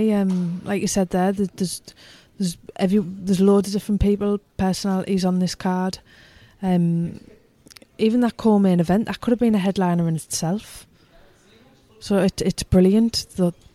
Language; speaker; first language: English; native; English